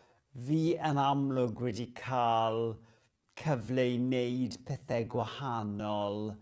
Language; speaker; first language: Welsh; native; Welsh